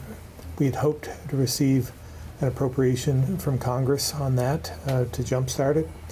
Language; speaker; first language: English; native; English